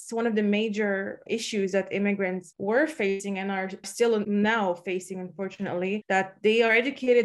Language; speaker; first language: English; native; English